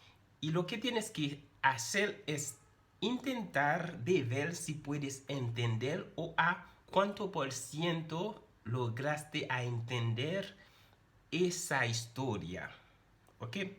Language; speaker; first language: Spanish; non-native, fluent; Haitian Creole